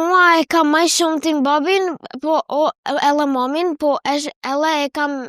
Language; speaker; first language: Albanian; early bilingual, heritage; Albanian